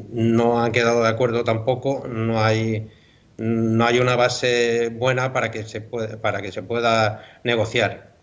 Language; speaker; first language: Spanish; native; Spanish